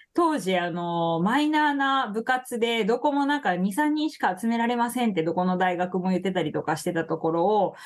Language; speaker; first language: Japanese; native; Japanese